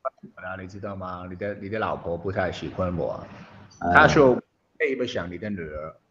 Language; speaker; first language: Chinese; non-native, local second language; Cantonese